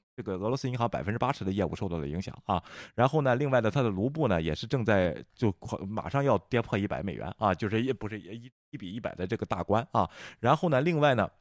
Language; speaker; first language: Chinese; native; Chinese